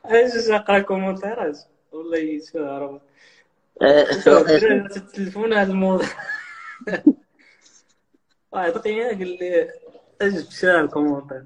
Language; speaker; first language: Arabic; native; Arabic